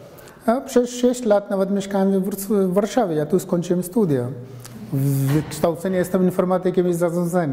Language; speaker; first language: Polish; non-native, fluent; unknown